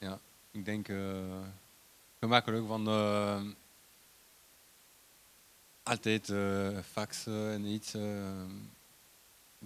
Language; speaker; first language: Dutch; non-native, local second language; French